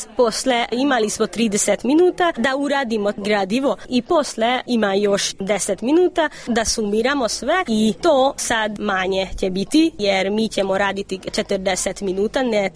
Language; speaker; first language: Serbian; non-native, local second language; Hungarian